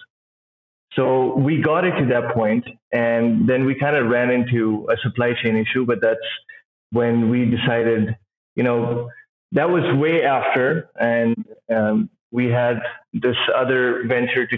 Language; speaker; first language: English; non-native, local second language; Urdu